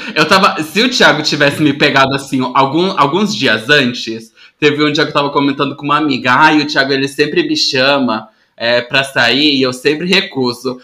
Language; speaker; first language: Portuguese; early bilingual, heritage; Portuguese